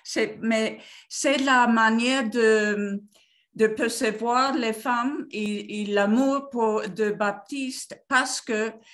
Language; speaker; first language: French; non-native, learner; Spanish